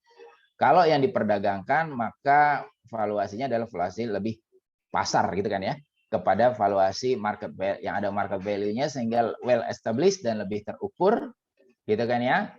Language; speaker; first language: Indonesian; native; Indonesian